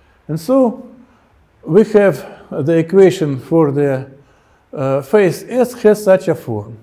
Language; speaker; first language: English; non-native, fluent; Russian